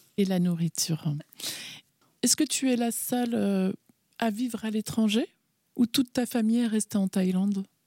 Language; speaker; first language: French; native; French